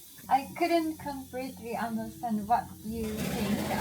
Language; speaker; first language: English; non-native, learner; Japanese